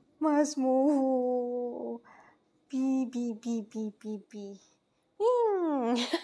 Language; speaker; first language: Arabic; non-native, learner; Indonesian